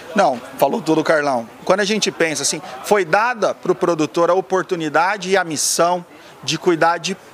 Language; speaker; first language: Portuguese; native; Portuguese